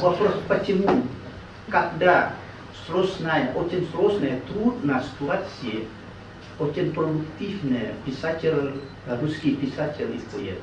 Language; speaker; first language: Russian; non-native, learner; Indonesian